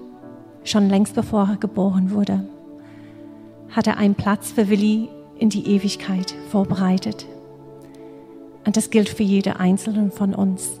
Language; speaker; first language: German; non-native, fluent; English